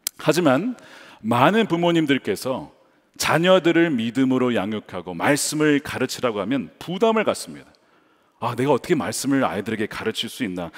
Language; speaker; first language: Korean; native; Korean